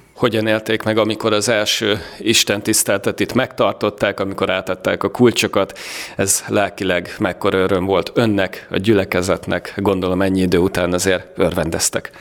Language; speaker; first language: Hungarian; native; Hungarian